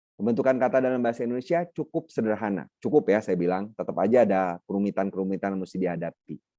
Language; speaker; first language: Indonesian; non-native, local second language; Minangkabau